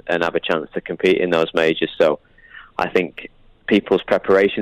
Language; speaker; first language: English; native; English